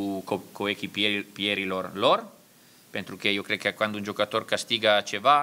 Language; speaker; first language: Romanian; non-native, learner; Italian